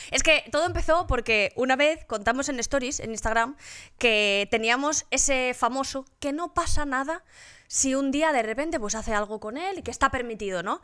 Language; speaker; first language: Spanish; native; Spanish